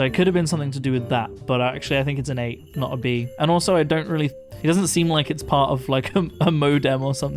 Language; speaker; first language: English; native; English